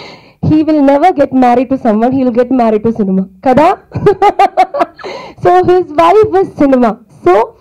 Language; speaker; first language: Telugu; non-native, learner; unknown